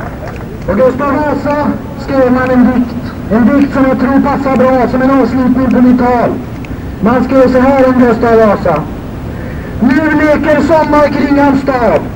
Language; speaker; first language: Swedish; native; Swedish